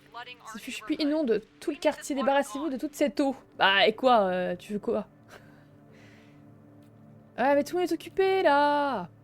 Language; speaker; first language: French; native; French